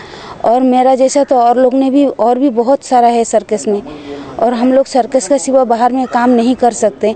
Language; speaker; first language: Hindi; non-native, local second language; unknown